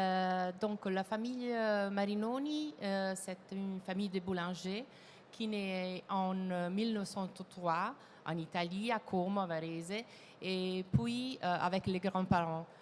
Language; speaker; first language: French; non-native, fluent; Italian